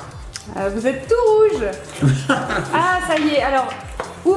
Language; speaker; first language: French; native; French